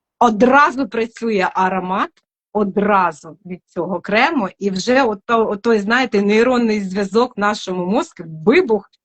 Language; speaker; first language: Ukrainian; non-native, local second language; Russian